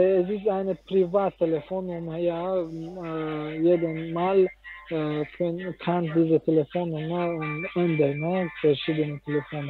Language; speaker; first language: German; non-native, learner; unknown